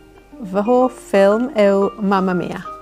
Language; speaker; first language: Welsh; non-native, local second language; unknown